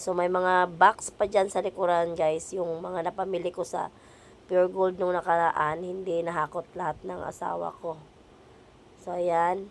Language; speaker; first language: Filipino; non-native, local second language; Cebuano